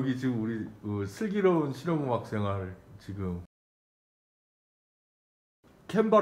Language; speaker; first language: Korean; native; Korean